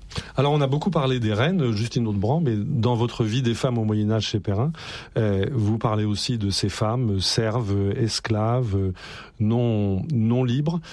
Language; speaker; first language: French; native; French